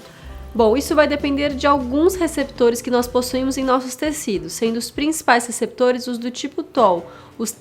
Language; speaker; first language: Portuguese; native; Portuguese